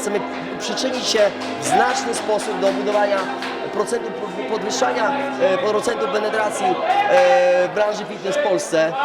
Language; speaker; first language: Polish; native; Polish